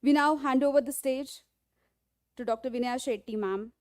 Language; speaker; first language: English; non-native, local second language; Marathi